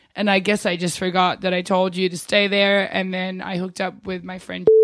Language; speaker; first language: English; native; English